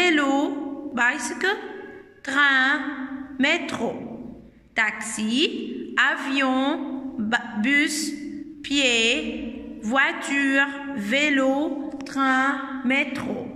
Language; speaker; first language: French; non-native, fluent; Arabic